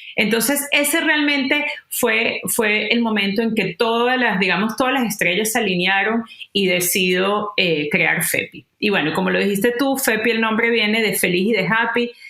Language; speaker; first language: Spanish; native; Spanish